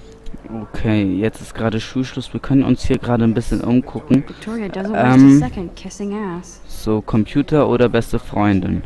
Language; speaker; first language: German; native; German